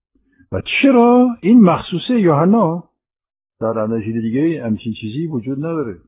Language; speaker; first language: Persian; non-native, fluent; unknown